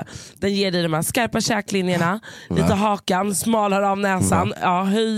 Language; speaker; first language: Swedish; native; Swedish